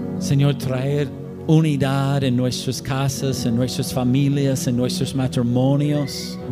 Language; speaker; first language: Spanish; non-native, learner; English